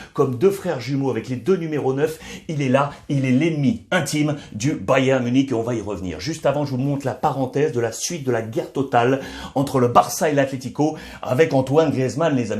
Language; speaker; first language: French; native; French